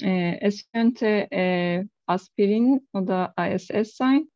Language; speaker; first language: German; non-native, learner; Turkish